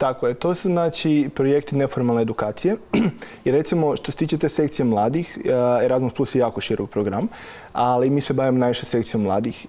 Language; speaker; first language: Croatian; native; Croatian